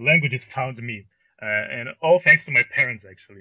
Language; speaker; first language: English; non-native, fluent; Russian